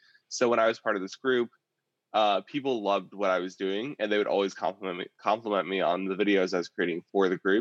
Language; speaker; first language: English; native; English